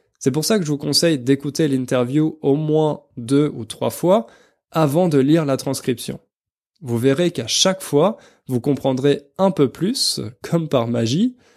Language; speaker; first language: French; native; French